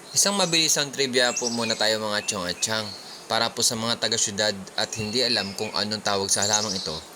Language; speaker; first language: Filipino; native; Filipino